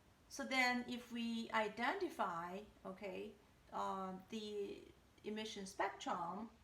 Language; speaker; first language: English; non-native, fluent; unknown